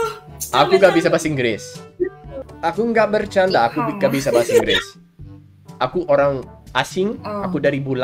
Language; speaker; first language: Indonesian; non-native, learner; English